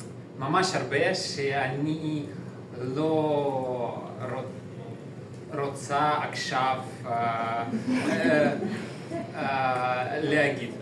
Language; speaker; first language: Hebrew; non-native, learner; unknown